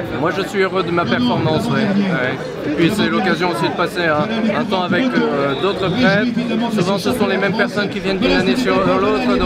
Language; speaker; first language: French; native; French